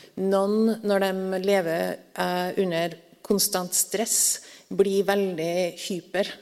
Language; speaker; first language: Norwegian; native; Norwegian